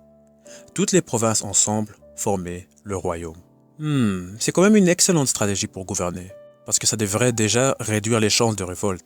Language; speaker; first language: French; native; French